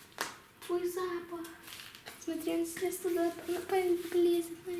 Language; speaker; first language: Russian; non-native, local second language; Lithuanian